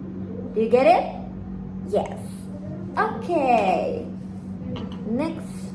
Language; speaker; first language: English; non-native, fluent; Indonesian